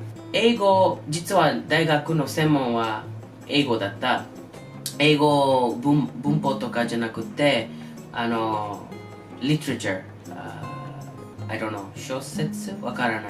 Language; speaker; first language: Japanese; non-native, learner; English